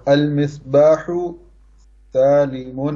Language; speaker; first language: Arabic; non-native, learner; Urdu